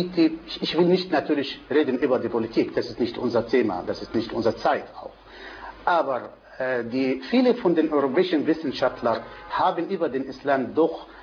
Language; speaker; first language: German; non-native, fluent; Arabic